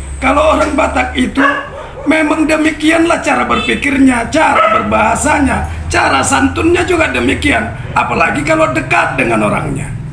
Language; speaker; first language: Indonesian; non-native, local second language; Batak Toba